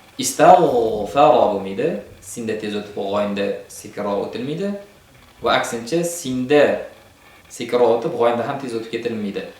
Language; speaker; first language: Uzbek; native; Uzbek